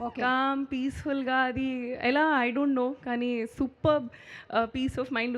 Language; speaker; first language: Telugu; non-native, learner; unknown